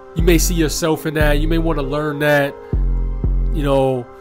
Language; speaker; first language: English; native; English